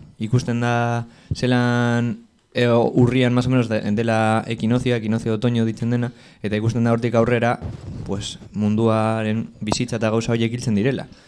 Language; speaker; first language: Basque; non-native, local second language; Spanish